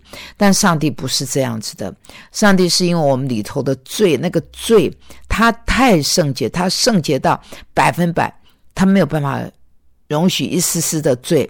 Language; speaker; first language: Chinese; native; Chinese